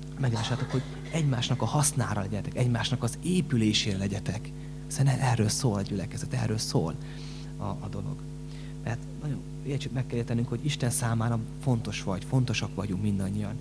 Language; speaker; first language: Hungarian; native; Hungarian